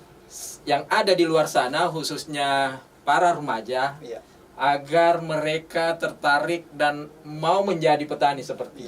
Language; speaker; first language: Indonesian; native; Indonesian